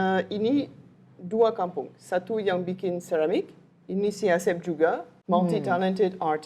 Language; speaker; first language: Indonesian; non-native, learner; French